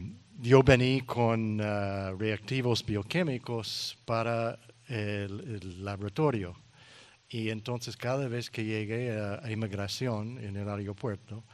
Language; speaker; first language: Spanish; non-native, learner; English